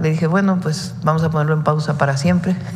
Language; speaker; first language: Spanish; native; Spanish